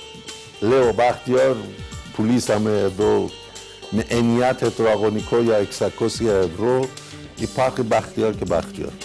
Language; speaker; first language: Greek; non-native, learner; Persian